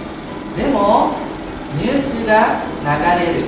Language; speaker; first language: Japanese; non-native, fluent; Indonesian